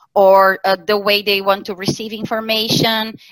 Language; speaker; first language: English; non-native, fluent; Portuguese